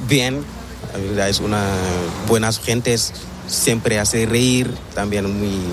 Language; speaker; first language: Spanish; non-native, learner; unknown